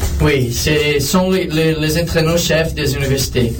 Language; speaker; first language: French; non-native, fluent; Portuguese